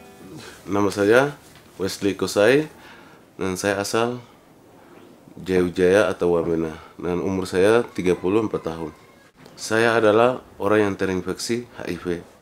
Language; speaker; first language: Indonesian; non-native, local second language; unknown